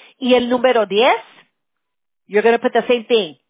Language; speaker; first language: English; early bilingual, other home language; Spanish